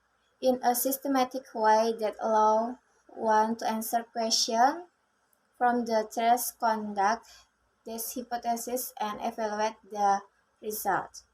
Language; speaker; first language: English; non-native, learner; Indonesian